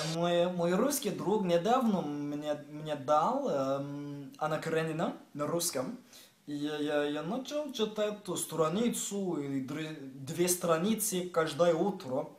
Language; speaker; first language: Russian; non-native, learner; English